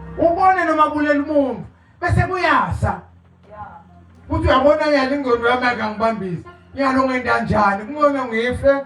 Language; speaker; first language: Zulu; non-native, local second language; South Ndebele